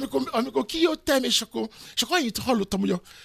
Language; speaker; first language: Hungarian; non-native, fluent; Yoruba